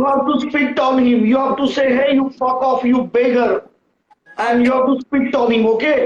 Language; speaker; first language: English; non-native, local second language; Hindi